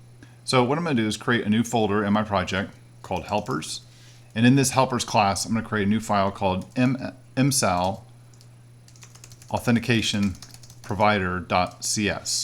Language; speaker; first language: English; native; English